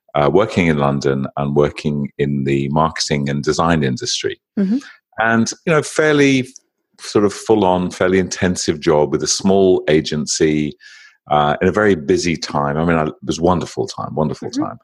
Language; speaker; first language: English; native; English